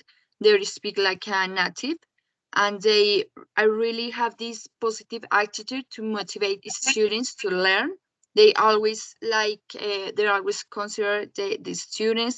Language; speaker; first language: English; non-native, learner; Spanish